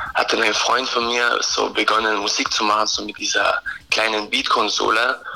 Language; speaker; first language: German; early bilingual, other home language; Croatian